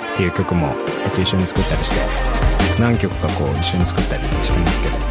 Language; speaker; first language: Japanese; native; Japanese